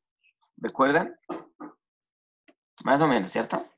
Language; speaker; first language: Spanish; native; Spanish